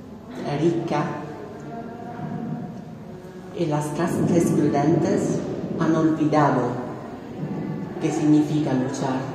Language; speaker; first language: Spanish; non-native, fluent; Italian